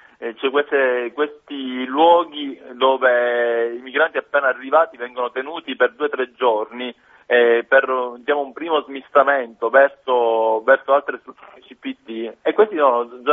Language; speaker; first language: Italian; native; Italian